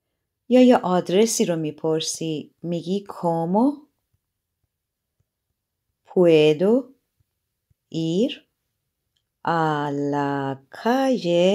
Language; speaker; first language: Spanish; non-native, fluent; Persian